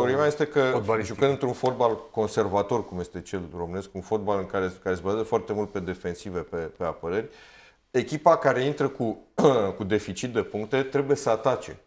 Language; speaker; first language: Romanian; native; Romanian